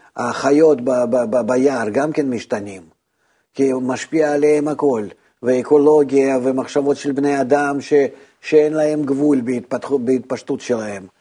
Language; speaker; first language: Hebrew; non-native, fluent; Russian